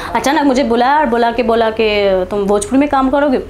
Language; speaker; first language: Hindi; non-native, local second language; Bangla